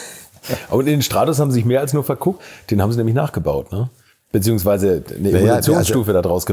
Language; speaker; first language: German; native; German